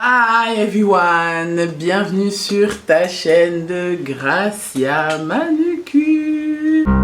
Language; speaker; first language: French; native; French